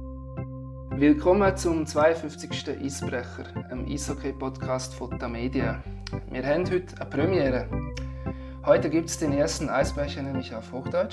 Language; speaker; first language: German; native; German